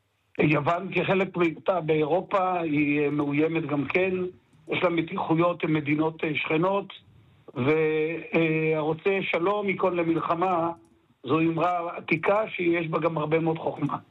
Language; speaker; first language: Hebrew; native; Hebrew